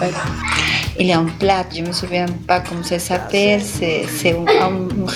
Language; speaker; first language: French; non-native, fluent; Spanish